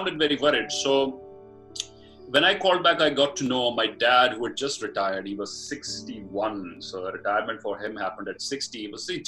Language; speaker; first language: English; non-native, local second language; Punjabi